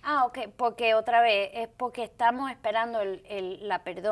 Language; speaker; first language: Spanish; early bilingual, heritage; Spanish